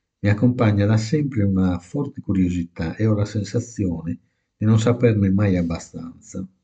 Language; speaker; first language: Italian; native; Italian